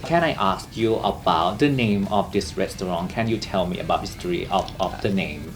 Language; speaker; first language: English; non-native, learner; Thai